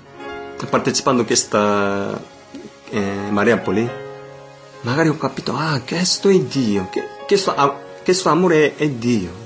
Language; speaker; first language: Italian; non-native, learner; Korean